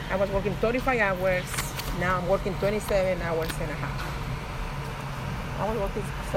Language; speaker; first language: English; non-native, learner; Spanish